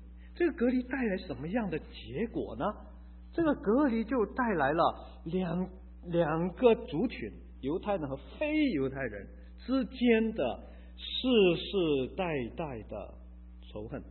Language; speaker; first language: Chinese; native; Chinese